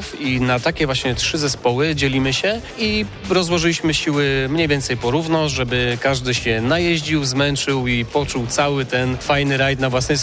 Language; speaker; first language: Polish; native; Polish